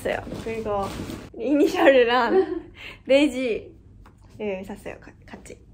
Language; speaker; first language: Korean; non-native, fluent; Japanese